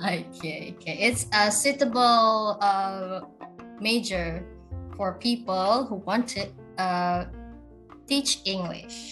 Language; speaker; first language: English; non-native, fluent; Indonesian